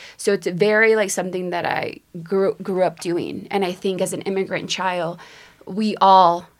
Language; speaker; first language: English; native; English